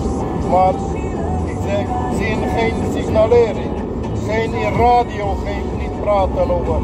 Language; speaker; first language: Dutch; non-native, learner; Hungarian